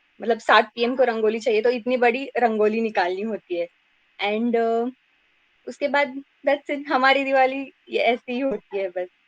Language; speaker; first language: Hindi; non-native, local second language; Marathi